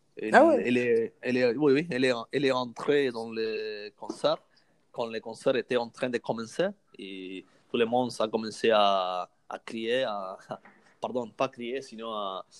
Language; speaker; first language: French; non-native, learner; Spanish